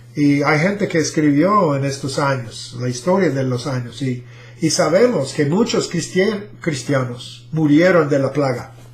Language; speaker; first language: Spanish; non-native, fluent; English